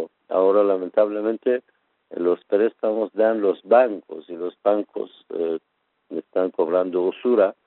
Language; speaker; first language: Spanish; non-native, fluent; Persian